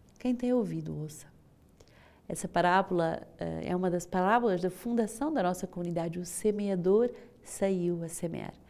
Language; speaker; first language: Portuguese; non-native, fluent; French